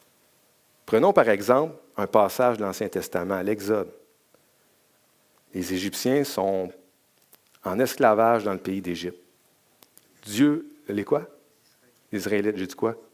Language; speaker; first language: French; native; French